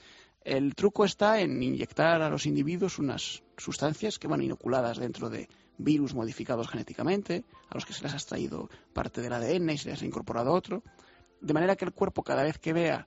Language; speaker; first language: Spanish; native; Spanish